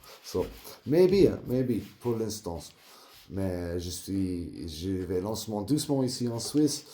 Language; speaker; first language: French; non-native, learner; English